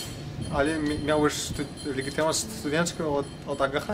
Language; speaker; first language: Polish; non-native, learner; Kazakh